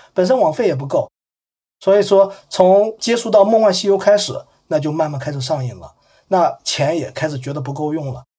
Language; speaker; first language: Chinese; native; Chinese